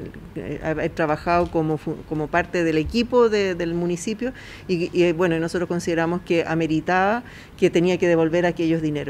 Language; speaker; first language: Spanish; native; Spanish